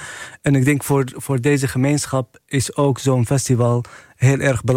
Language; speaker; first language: Dutch; non-native, fluent; Arabic